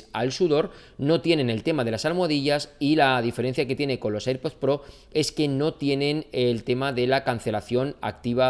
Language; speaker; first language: Spanish; native; Spanish